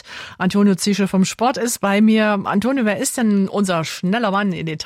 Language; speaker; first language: German; native; German